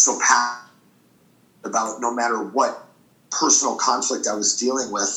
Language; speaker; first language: English; native; English